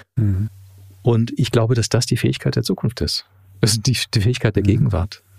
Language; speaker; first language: German; early bilingual, heritage; English